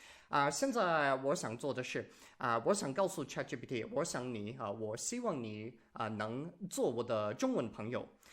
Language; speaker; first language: Chinese; non-native, learner; English